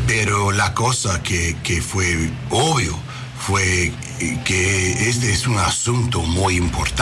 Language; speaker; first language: Spanish; non-native, learner; English